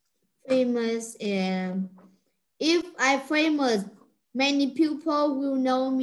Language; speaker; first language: English; non-native, learner; Vietnamese